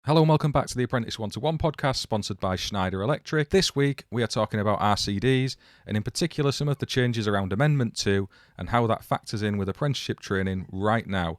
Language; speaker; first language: English; native; English